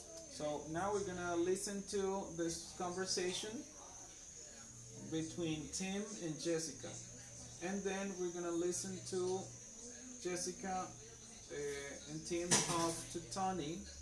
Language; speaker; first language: English; non-native, fluent; Spanish